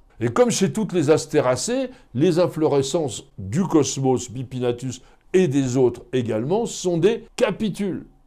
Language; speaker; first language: French; native; French